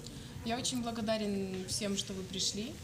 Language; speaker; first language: Russian; native; Russian